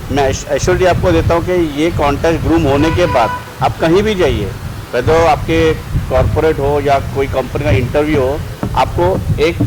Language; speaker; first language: Hindi; non-native, local second language; Marathi